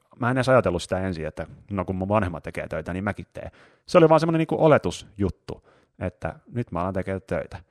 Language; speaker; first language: Finnish; native; Finnish